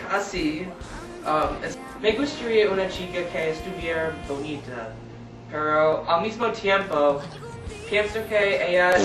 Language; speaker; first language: Spanish; non-native, learner; English